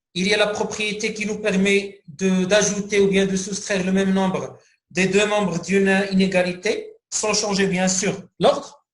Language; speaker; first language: French; non-native, local second language; Arabic